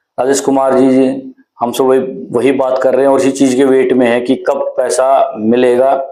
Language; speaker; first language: Hindi; native; Hindi